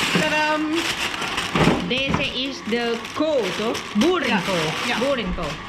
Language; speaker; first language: Dutch; non-native, learner; Thai